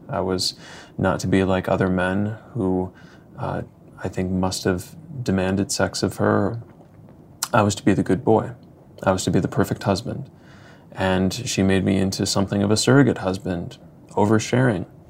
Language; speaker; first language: English; native; English